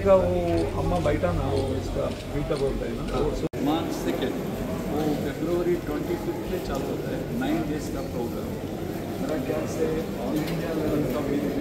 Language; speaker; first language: Hindi; non-native, local second language; Kannada